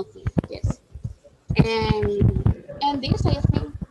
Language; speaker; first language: English; non-native, learner; Spanish